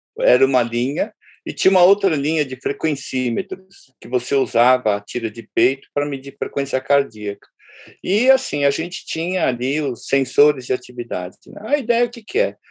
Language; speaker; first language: Portuguese; early bilingual, other home language; Japanese